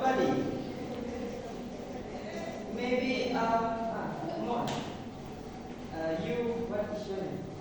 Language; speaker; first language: English; non-native, learner; Indonesian